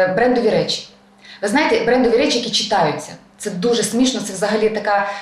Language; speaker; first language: Ukrainian; native; Ukrainian